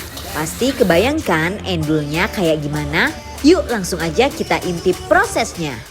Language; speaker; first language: Indonesian; native; Indonesian